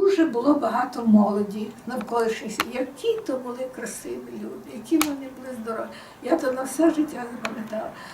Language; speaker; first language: Ukrainian; native; Ukrainian